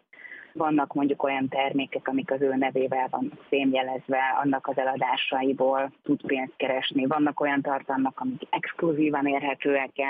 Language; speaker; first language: Hungarian; native; Hungarian